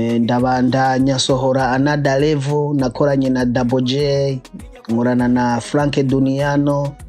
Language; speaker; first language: Rundi; early bilingual, heritage; Rundi